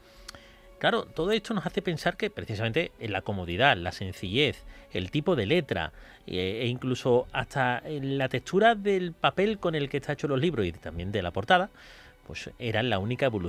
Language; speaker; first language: Spanish; native; Spanish